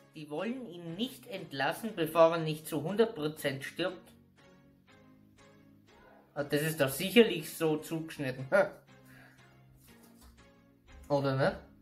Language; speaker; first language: German; native; German